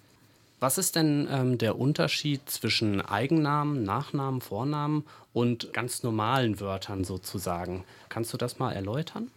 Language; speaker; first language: German; native; German